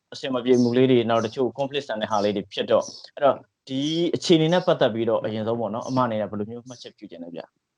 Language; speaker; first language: Burmese; native; Burmese